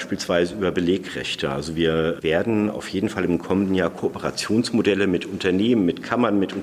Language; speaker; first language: German; native; German